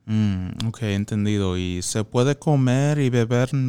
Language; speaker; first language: Spanish; non-native, fluent; English